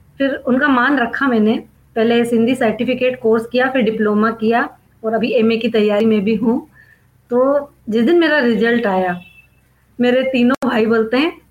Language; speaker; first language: Hindi; non-native, local second language; Sindhi